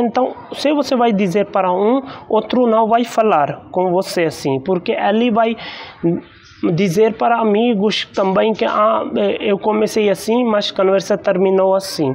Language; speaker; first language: Portuguese; non-native, learner; Hindi